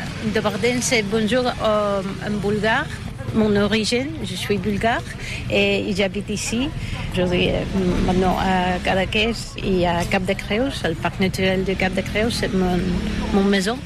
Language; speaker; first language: French; non-native, learner; Bulgarian